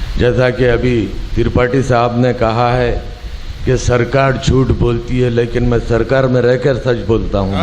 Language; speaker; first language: Urdu; native; Urdu